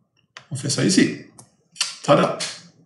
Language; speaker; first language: French; non-native, fluent; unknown